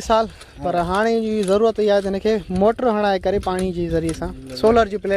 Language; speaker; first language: Urdu; native; Urdu